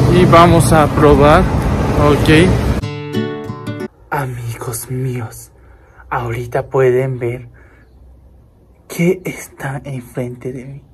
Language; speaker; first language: Spanish; non-native, learner; Japanese